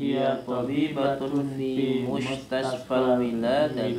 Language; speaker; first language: Arabic; non-native, learner; Indonesian